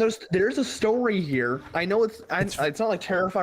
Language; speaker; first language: English; native; English